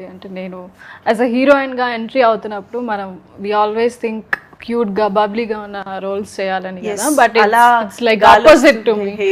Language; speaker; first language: Telugu; native; Telugu